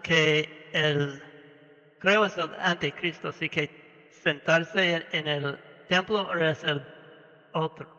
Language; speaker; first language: Spanish; non-native, learner; English